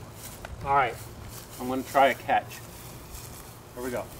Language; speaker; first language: English; native; English